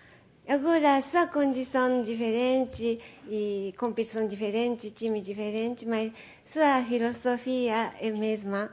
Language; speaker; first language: Portuguese; non-native, fluent; Japanese